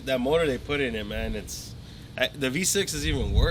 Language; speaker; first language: English; native; English